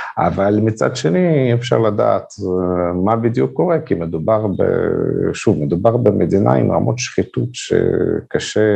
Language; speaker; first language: Hebrew; non-native, fluent; Russian